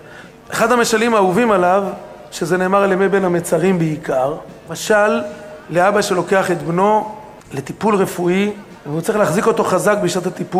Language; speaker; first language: Hebrew; native; Hebrew